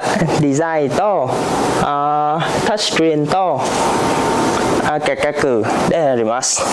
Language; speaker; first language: Japanese; non-native, learner; Vietnamese